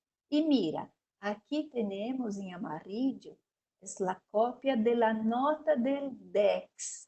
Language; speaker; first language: Spanish; non-native, learner; Portuguese